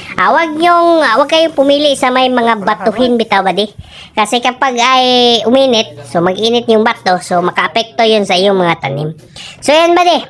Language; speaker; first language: Filipino; non-native, local second language; Cebuano